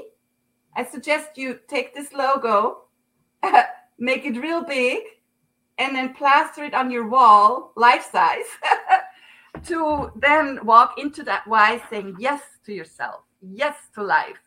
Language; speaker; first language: English; non-native, fluent; Swiss German